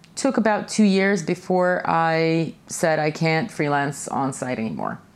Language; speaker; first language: English; early bilingual, other home language; Russian